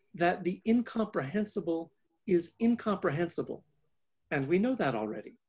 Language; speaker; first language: English; native; English